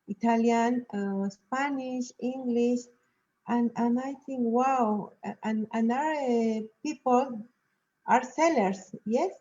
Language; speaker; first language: English; non-native, learner; Spanish